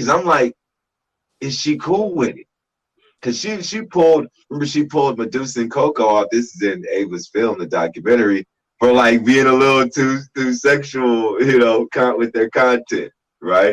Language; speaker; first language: English; native; English